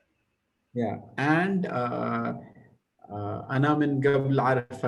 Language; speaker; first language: Arabic; non-native, learner; Hindi